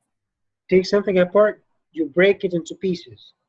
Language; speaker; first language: English; non-native, fluent; Arabic